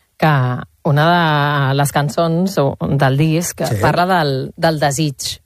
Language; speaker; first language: Catalan; native; Catalan